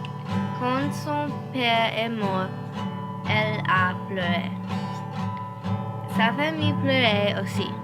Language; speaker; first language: French; non-native, learner; English